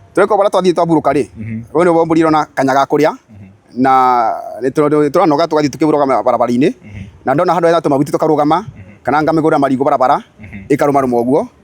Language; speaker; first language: Kikuyu; non-native, local second language; Embu